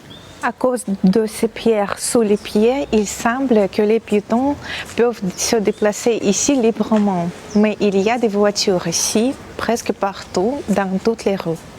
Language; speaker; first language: French; non-native, fluent; Russian